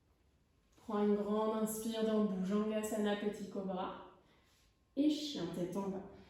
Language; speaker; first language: French; native; French